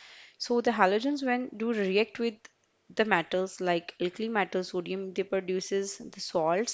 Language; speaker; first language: English; non-native, local second language; Urdu